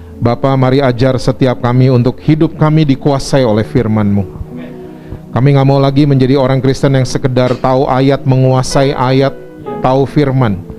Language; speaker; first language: Indonesian; native; Indonesian